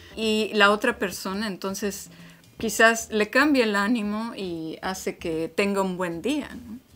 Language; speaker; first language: Spanish; native; Spanish